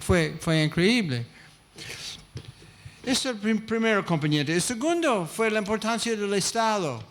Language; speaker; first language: Spanish; non-native, fluent; English